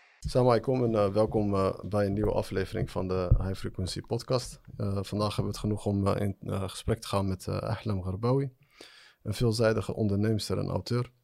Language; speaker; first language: Dutch; early bilingual, other home language; Arabic